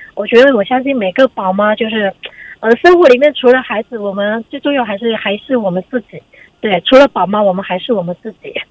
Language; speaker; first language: Chinese; native; Chinese